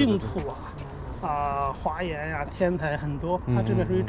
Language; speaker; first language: Chinese; native; Chinese